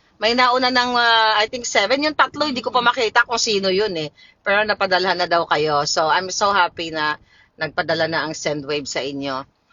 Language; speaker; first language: Filipino; non-native, local second language; Hiligaynon